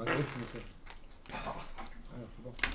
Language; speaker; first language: French; native; French